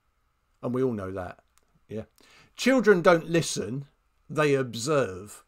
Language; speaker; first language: English; native; English